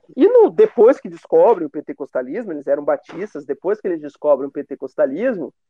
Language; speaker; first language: Portuguese; native; Portuguese